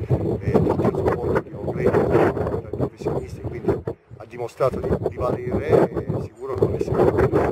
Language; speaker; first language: Italian; native; Italian